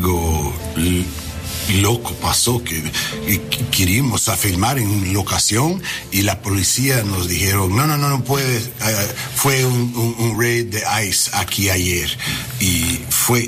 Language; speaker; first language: Spanish; non-native, learner; English